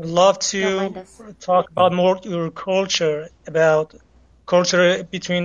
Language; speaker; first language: English; non-native, learner; Kurdish